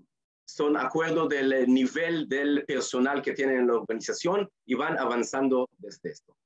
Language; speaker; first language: Spanish; non-native, fluent; Hebrew